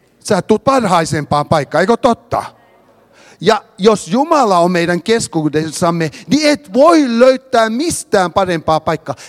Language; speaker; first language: Finnish; early bilingual, heritage; Finnish